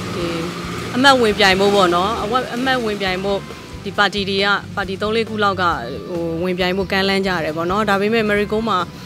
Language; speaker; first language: Burmese; non-native, local second language; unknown